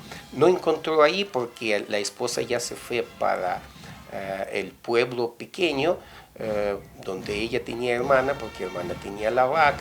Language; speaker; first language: Spanish; non-native, fluent; Russian